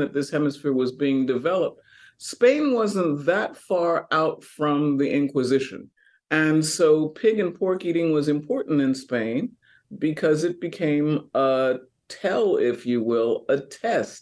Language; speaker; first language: English; native; English